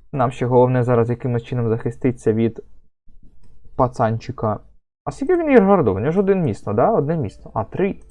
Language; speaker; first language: Ukrainian; native; Ukrainian